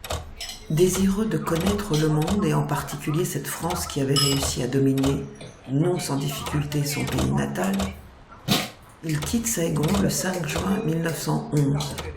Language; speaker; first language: French; native; French